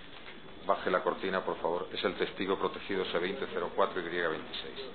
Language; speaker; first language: Spanish; native; Spanish